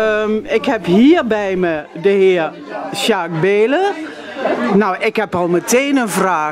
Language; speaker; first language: Dutch; native; Dutch